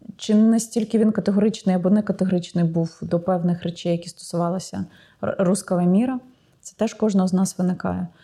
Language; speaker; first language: Ukrainian; non-native, local second language; Russian